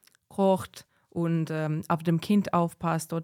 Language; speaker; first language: German; non-native, fluent; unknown